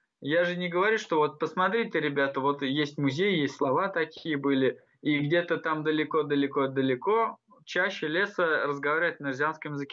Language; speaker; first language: Russian; non-native, local second language; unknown